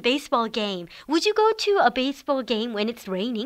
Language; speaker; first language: English; non-native, fluent; Korean